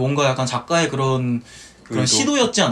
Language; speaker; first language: Korean; native; Korean